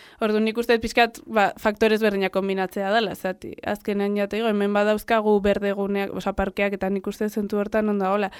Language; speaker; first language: Basque; non-native, local second language; Spanish